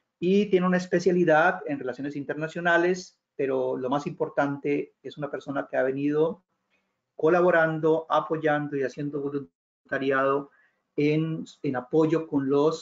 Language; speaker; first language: Spanish; native; Spanish